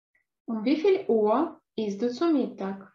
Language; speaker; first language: German; non-native, fluent; Russian